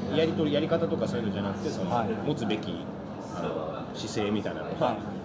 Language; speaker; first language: Japanese; early bilingual, other home language; English